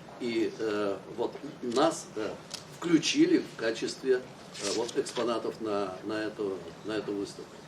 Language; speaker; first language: Russian; native; Russian